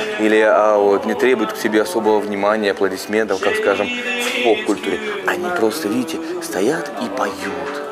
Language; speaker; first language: Russian; native; Russian